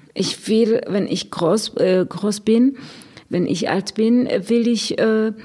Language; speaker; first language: German; non-native, fluent; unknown